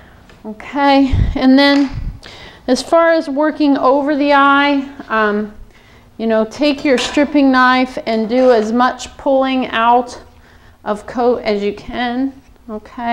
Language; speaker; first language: English; native; English